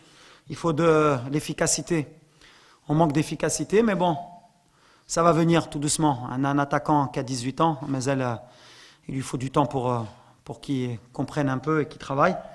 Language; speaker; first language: French; non-native, local second language; Arabic